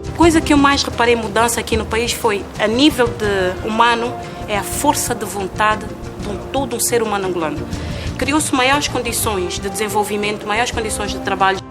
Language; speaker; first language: Portuguese; native; Portuguese